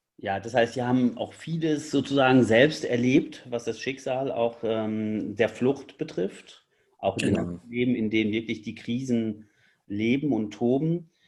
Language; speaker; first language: German; native; German